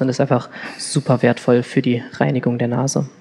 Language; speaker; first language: German; native; German